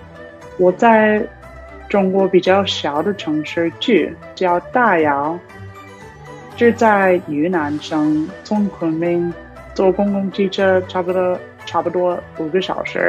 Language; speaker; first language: Chinese; non-native, learner; English